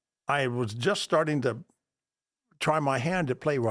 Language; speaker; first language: English; native; English